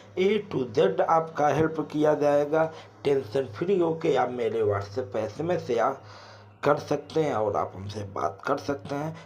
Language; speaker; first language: Hindi; native; Hindi